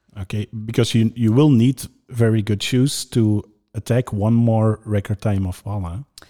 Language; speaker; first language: English; non-native, fluent; Dutch